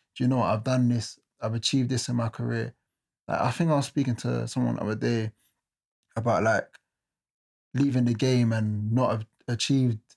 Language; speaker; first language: English; native; English